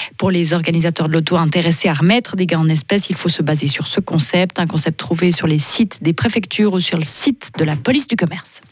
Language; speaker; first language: French; native; French